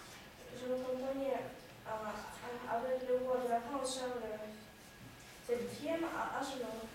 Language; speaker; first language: French; non-native, learner; Russian